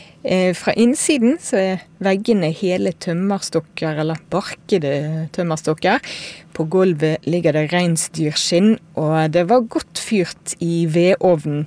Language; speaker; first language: Norwegian; native; Norwegian